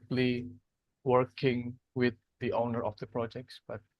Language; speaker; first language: English; non-native, learner; Indonesian